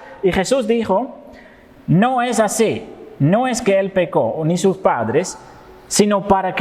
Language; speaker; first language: Spanish; non-native, fluent; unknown